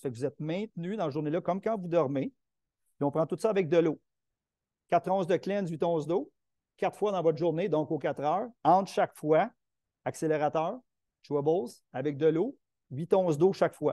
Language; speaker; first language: French; native; French